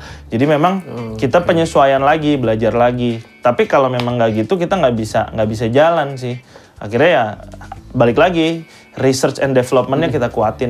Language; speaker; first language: Indonesian; native; Indonesian